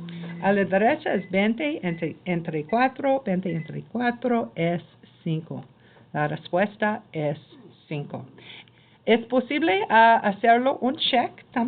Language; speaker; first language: Spanish; non-native, learner; English